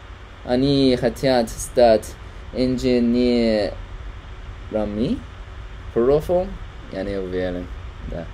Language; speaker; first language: Russian; non-native, learner; Chinese